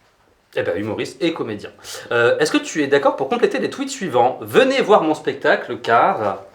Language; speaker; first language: French; native; French